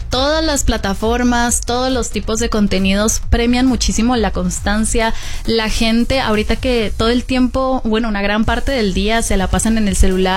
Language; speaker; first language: Spanish; native; Spanish